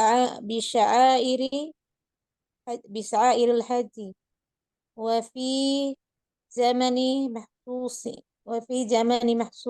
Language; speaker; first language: Arabic; non-native, learner; Indonesian